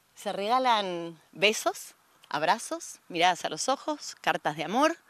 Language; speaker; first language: Spanish; native; Spanish